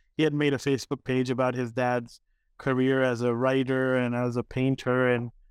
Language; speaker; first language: English; early bilingual, other home language; Arabic